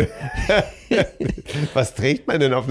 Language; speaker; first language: German; native; German